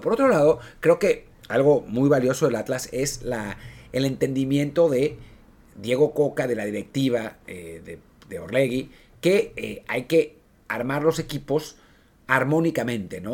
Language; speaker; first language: Spanish; native; Spanish